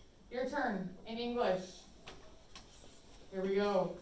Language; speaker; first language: English; native; English